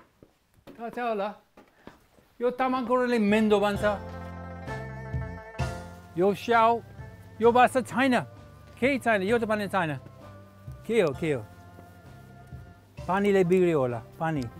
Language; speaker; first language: Nepali; non-native, learner; English